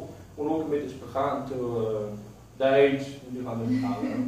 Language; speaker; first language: Dutch; non-native, learner; Portuguese